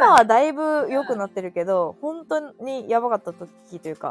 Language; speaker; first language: Japanese; native; Japanese